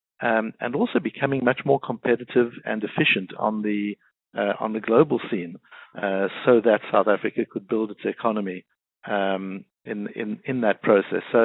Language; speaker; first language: English; native; English